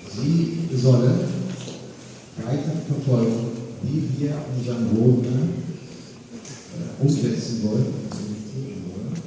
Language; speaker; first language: German; non-native, fluent; Arabic